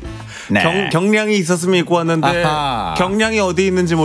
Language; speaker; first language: Korean; native; Korean